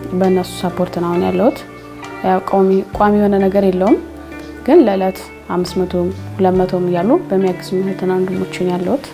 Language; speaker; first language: Amharic; native; Amharic